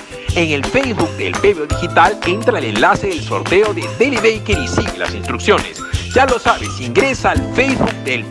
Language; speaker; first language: Spanish; native; Spanish